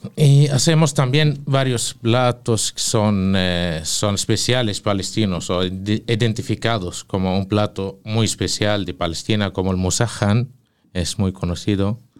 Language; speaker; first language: Spanish; non-native, fluent; Arabic